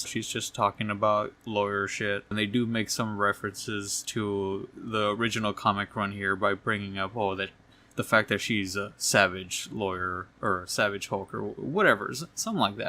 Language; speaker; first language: English; native; English